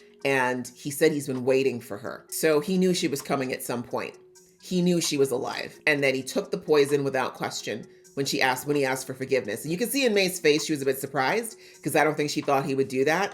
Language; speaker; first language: English; native; English